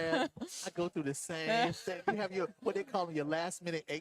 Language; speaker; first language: English; native; English